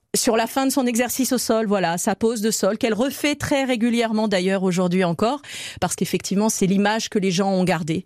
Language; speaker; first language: French; native; French